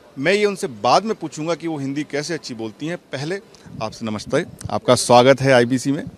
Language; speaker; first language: Hindi; native; Hindi